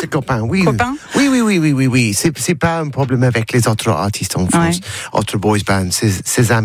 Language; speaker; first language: French; non-native, learner; English